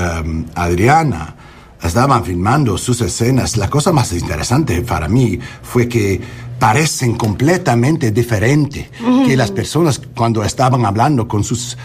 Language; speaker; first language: Spanish; non-native, learner; English